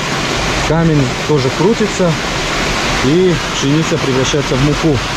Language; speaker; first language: Russian; non-native, local second language; Tajik